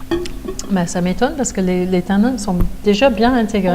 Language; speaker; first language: French; native; French